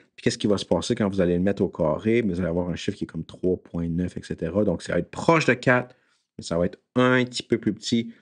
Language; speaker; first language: French; native; French